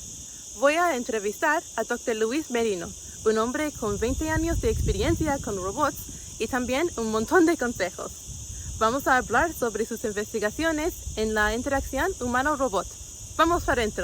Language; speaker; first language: Spanish; non-native, learner; English